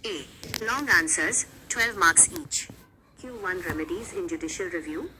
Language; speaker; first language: English; non-native, local second language; Marathi